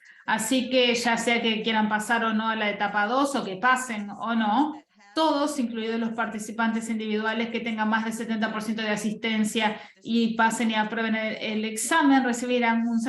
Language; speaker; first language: Spanish; non-native, fluent; Portuguese